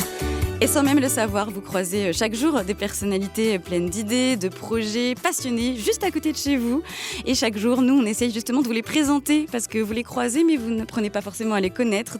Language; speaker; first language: French; native; French